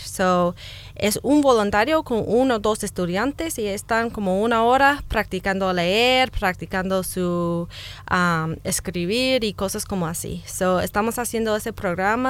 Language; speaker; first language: Spanish; non-native, fluent; English